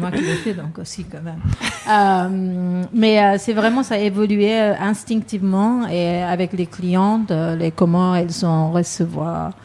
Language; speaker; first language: French; non-native, fluent; Japanese